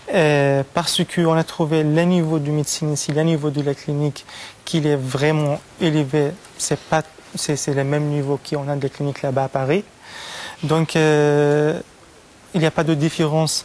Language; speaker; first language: French; non-native, fluent; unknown